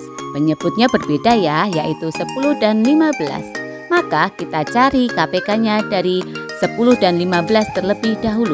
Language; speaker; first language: Indonesian; native; Indonesian